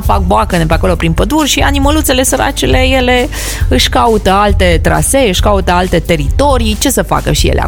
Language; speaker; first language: Romanian; native; Romanian